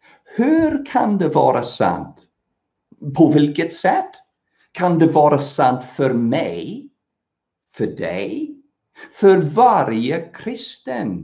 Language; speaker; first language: Swedish; non-native, fluent; English